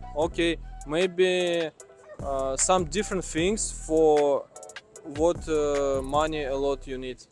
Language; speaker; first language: English; non-native, learner; Russian